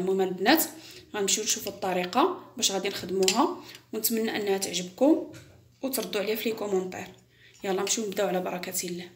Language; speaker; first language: Arabic; native; Arabic